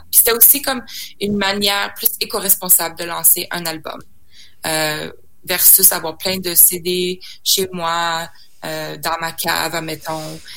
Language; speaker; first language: French; native; French